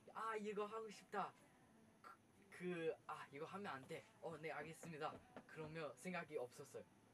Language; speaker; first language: Korean; non-native, learner; Chinese